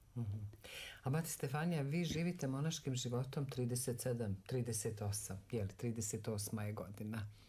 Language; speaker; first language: Serbian; native; Serbian